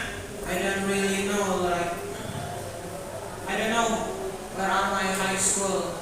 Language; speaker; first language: English; non-native, learner; Indonesian